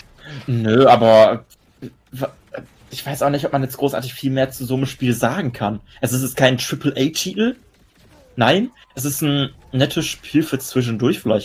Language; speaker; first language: German; native; German